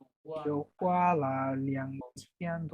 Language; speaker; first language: Chinese; non-native, learner; Bangla